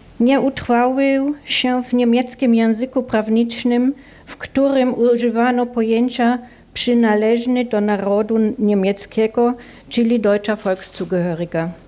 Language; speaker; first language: Polish; non-native, fluent; German